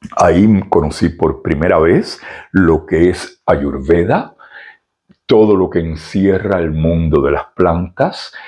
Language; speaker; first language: Spanish; native; Spanish